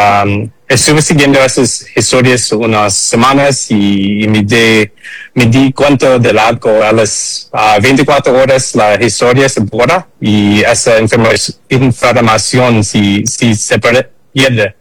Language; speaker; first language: Spanish; early bilingual, heritage; English